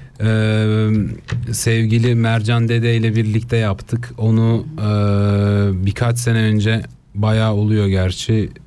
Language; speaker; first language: Turkish; early bilingual, heritage; Turkish